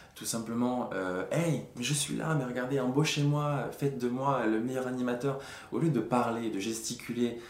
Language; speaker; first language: French; native; French